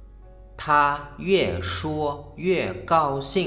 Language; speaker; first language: Chinese; non-native, fluent; Lao